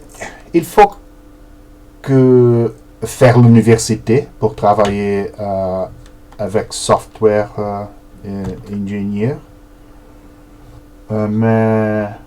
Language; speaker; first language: French; non-native, learner; Portuguese